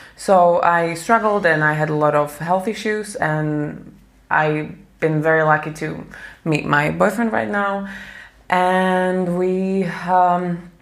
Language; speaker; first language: English; non-native, fluent; Slovak